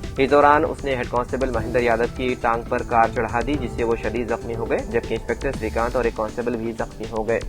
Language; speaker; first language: Urdu; native; Urdu